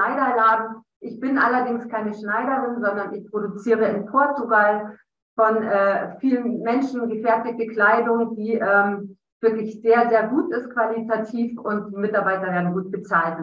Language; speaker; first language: German; native; German